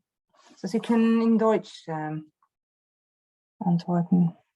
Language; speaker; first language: German; non-native, learner; Dutch